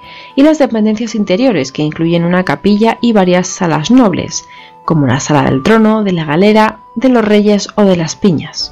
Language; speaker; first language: Spanish; native; Spanish